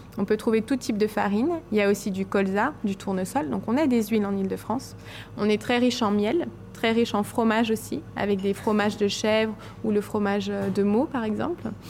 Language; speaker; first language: French; native; French